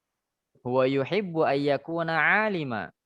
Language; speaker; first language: Arabic; non-native, fluent; Indonesian